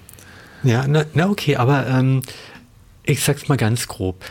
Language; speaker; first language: German; native; German